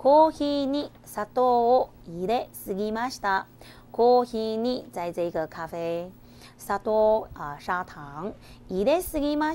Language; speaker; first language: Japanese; non-native, fluent; Chinese